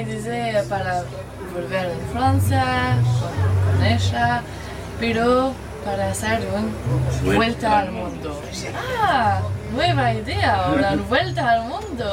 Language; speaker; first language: Spanish; non-native, learner; French